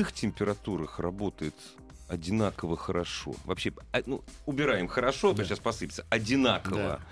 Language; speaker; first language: Russian; native; Russian